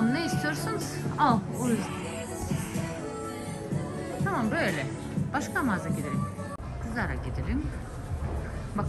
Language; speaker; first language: Turkish; non-native, learner; Russian